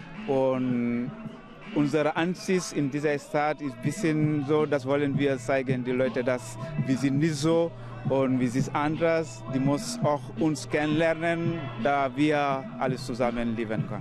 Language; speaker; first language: German; non-native, learner; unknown